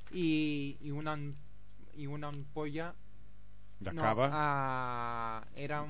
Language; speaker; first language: Catalan; non-native, local second language; Spanish